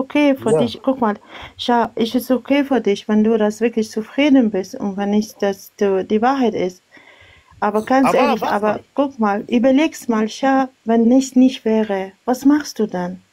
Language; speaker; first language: German; non-native, learner; Arabic